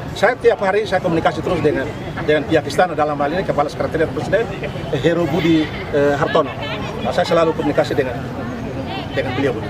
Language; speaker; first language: Indonesian; non-native, local second language; Tetum